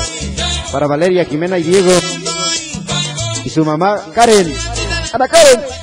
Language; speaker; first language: Spanish; native; Spanish